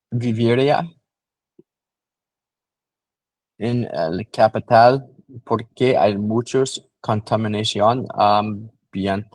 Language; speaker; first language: Spanish; non-native, learner; English